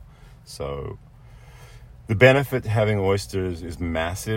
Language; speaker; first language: English; native; English